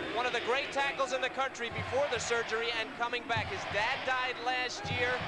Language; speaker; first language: English; native; English